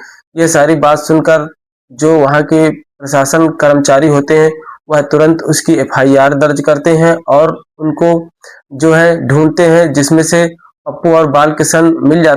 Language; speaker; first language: Hindi; native; Hindi